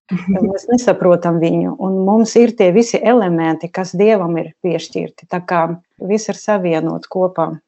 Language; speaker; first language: Latvian; non-native, local second language; Russian